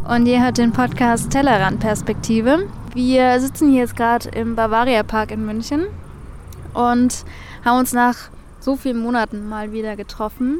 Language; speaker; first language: German; native; German